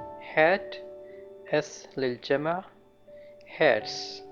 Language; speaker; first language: Arabic; non-native, learner; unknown